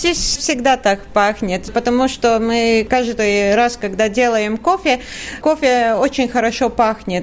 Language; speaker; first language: Russian; non-native, local second language; Latvian